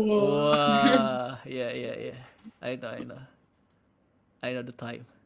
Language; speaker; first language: English; non-native, learner; Indonesian